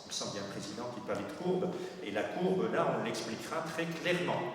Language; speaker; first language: French; native; French